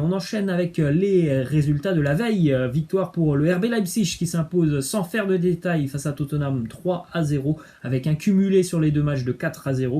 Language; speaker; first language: French; native; French